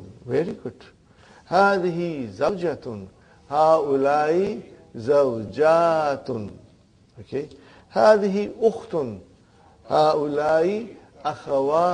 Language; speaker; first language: Arabic; non-native, fluent; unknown